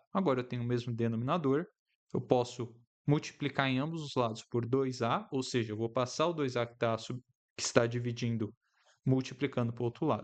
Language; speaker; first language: Portuguese; native; Portuguese